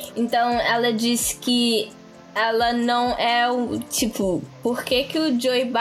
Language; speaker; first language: Portuguese; non-native, local second language; Kabuverdianu